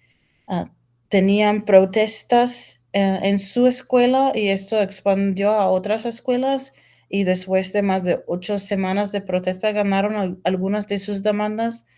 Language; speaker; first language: Spanish; non-native, fluent; English